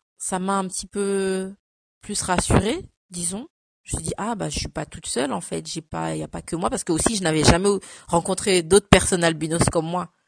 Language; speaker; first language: French; early bilingual, other home language; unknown